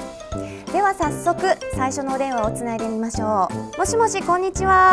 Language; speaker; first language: Japanese; native; Japanese